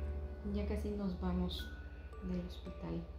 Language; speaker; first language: Spanish; native; Spanish